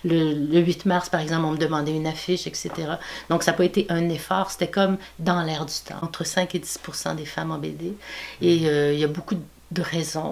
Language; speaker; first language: French; native; French